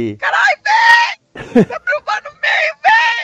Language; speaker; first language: Portuguese; native; Portuguese